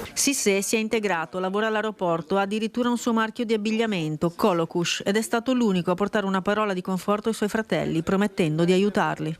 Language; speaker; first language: Italian; native; Italian